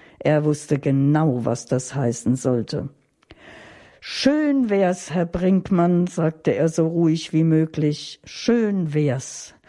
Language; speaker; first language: German; native; German